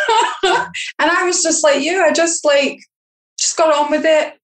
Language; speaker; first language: English; native; English